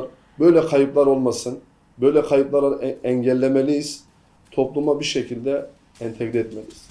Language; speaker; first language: Turkish; native; Turkish